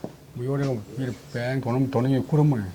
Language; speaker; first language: Korean; native; Korean